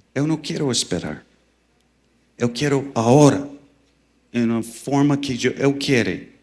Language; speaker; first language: Portuguese; non-native, learner; English